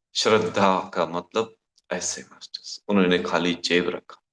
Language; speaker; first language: Hindi; non-native, local second language; Kannada